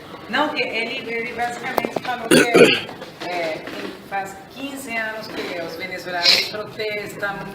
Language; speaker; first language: Portuguese; non-native, fluent; Spanish